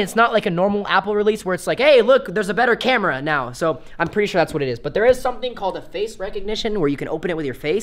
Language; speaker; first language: English; native; English